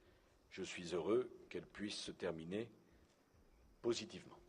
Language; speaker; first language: French; native; French